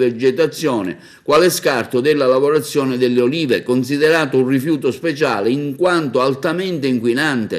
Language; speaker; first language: Italian; native; Italian